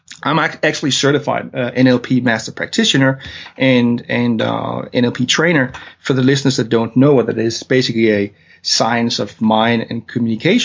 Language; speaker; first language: English; non-native, fluent; Danish